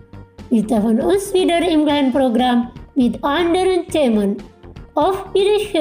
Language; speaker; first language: German; non-native, fluent; Indonesian